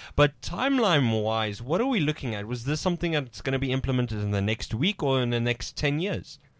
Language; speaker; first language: English; non-native, local second language; Afrikaans